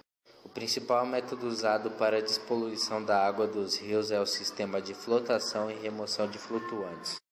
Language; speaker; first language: Portuguese; native; Portuguese